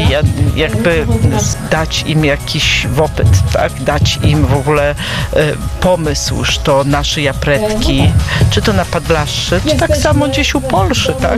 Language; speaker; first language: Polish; non-native, local second language; Belarusian